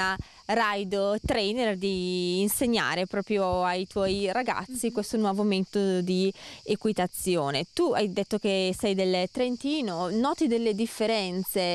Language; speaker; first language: Italian; native; Italian